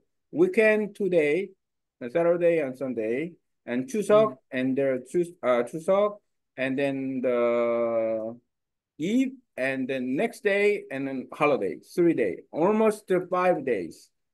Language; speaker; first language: English; non-native, learner; Korean